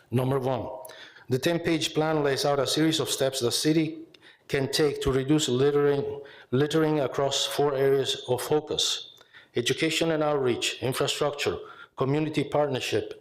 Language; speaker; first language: English; non-native, fluent; Italian